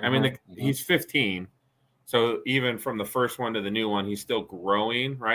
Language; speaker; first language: English; native; English